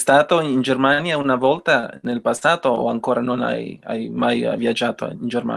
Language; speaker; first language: Italian; non-native, learner; Spanish